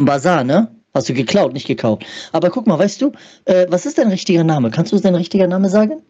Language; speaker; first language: German; native; German